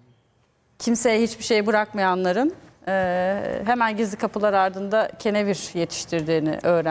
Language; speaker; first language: Turkish; native; Turkish